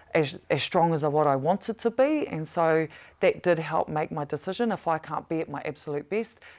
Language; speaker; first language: English; native; English